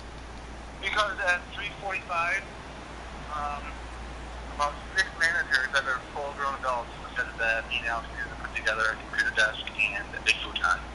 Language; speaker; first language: English; native; English